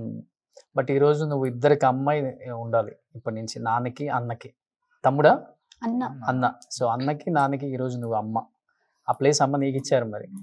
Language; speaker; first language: Telugu; native; Telugu